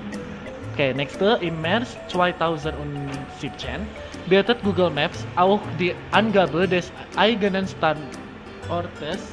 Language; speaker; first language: German; non-native, learner; Indonesian